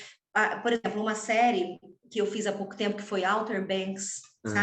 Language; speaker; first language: Portuguese; native; Portuguese